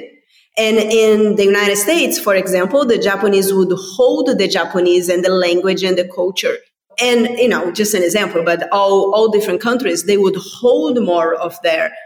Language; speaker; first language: English; non-native, fluent; Portuguese